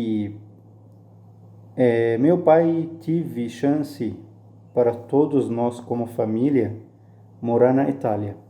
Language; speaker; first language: Portuguese; non-native, fluent; Arabic